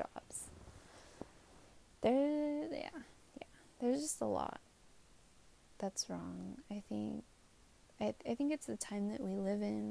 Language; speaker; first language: English; native; English